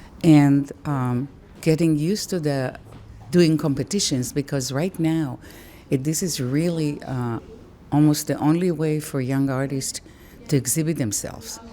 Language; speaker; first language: English; non-native, fluent; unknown